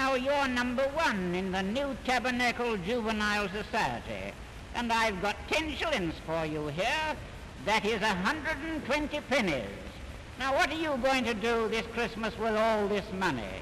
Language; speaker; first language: English; native; English